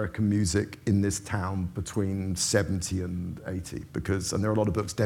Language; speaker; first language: English; native; English